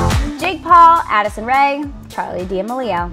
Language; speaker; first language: English; native; English